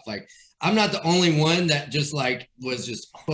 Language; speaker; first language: English; native; English